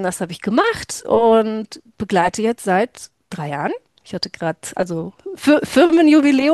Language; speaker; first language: German; native; German